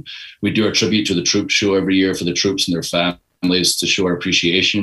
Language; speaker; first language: English; native; English